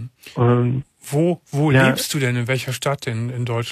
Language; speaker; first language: German; native; German